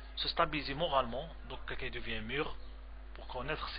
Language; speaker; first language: French; non-native, local second language; Arabic